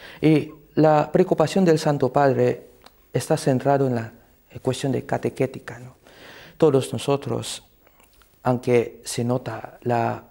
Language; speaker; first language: Spanish; non-native, fluent; Cebuano